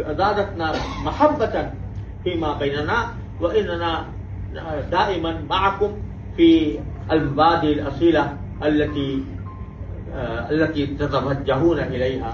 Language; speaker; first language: Arabic; non-native, fluent; Urdu